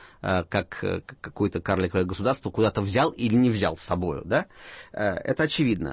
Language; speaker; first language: Russian; native; Russian